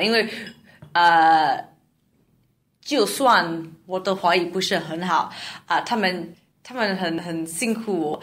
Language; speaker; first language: Chinese; non-native, learner; English